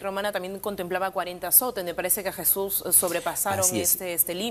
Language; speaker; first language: Spanish; native; Spanish